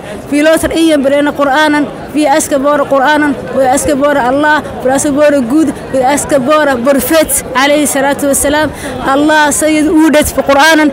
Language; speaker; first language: Swedish; non-native, learner; Arabic